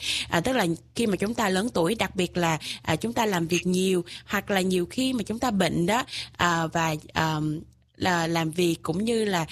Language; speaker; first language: Vietnamese; native; Vietnamese